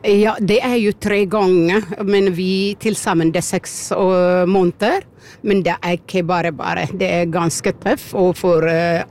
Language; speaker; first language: Norwegian; early bilingual, other home language; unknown